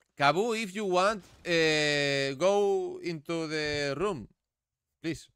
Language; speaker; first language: English; non-native, learner; Spanish